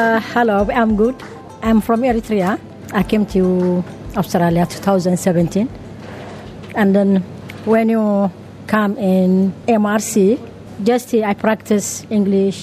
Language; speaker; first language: English; non-native, learner; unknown